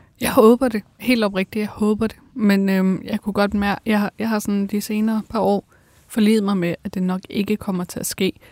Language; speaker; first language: Danish; early bilingual, other home language; Persian